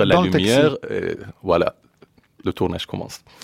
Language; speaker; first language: French; non-native, fluent; Persian